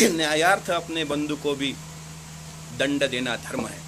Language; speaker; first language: Hindi; non-native, local second language; Marathi